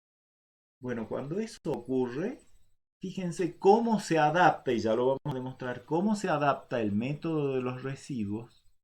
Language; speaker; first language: Spanish; native; Spanish